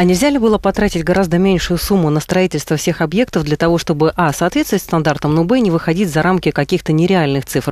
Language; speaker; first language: Russian; native; Russian